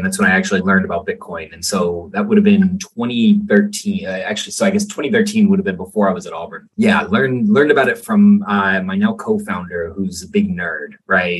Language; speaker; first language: English; native; English